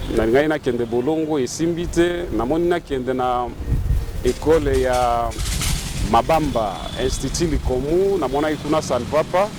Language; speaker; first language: Lingala; native; Lingala